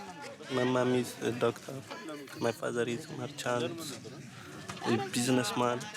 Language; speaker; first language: English; non-native, learner; Amharic